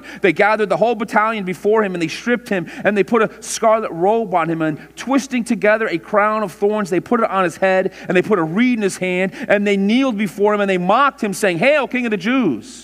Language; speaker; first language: English; native; English